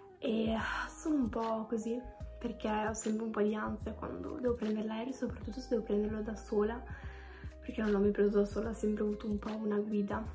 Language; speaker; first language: Italian; native; Italian